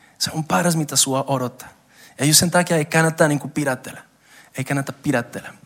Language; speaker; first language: Finnish; non-native, fluent; Spanish